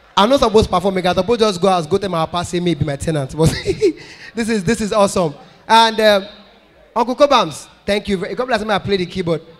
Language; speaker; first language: Nigerian Pidgin; native; Nigerian Pidgin